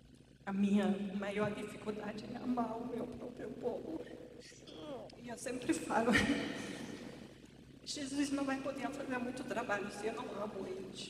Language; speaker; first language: Portuguese; non-native, fluent; German